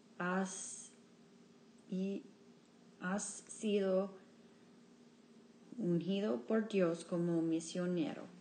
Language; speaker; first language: Spanish; non-native, learner; English